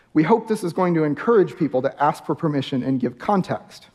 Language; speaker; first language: English; native; English